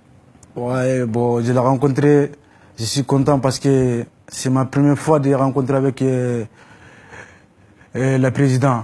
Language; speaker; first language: French; non-native, learner; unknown